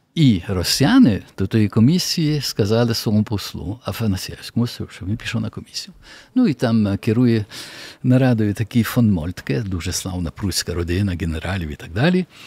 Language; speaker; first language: Ukrainian; early bilingual, heritage; Ukrainian